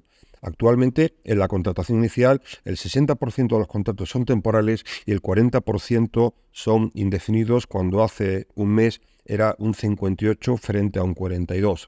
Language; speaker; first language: Spanish; native; Spanish